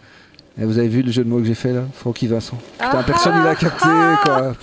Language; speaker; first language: French; native; French